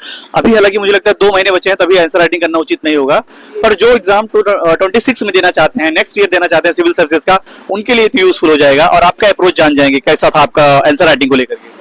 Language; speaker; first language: Hindi; native; Hindi